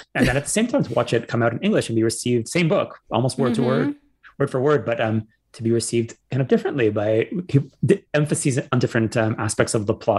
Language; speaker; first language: English; native; English